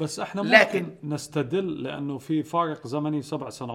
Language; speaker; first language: Arabic; native; Arabic